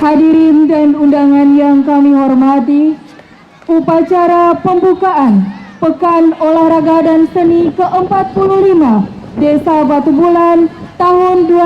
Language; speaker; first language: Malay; non-native, local second language; Balinese